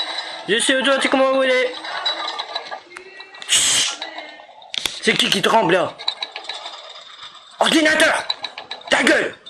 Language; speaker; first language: French; native; French